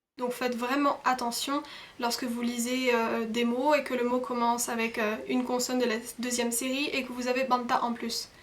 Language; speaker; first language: French; native; French